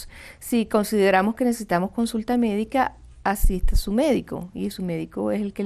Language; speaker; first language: Spanish; native; Spanish